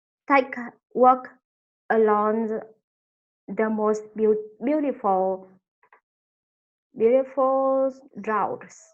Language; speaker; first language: English; non-native, learner; Vietnamese